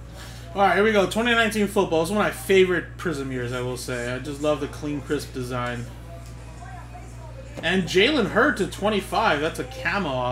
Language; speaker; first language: English; native; English